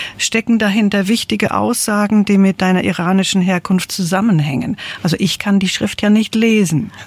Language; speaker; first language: German; native; German